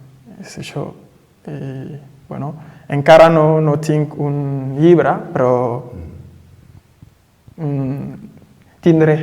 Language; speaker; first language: Catalan; non-native, fluent; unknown